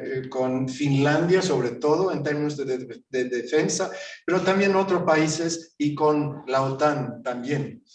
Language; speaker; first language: Spanish; non-native, fluent; Swedish